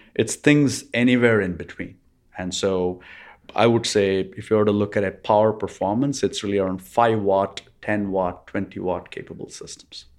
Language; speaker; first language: English; non-native, local second language; Tamil